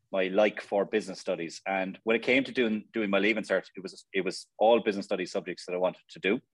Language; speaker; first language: English; native; English